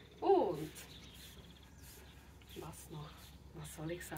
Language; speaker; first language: German; non-native, fluent; Czech